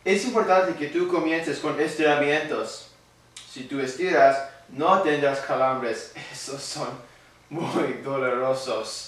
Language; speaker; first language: Spanish; non-native, learner; English